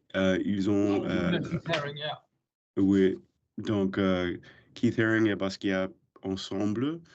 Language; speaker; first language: French; non-native, learner; English